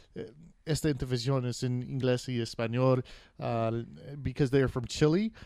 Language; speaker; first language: Spanish; non-native, learner; English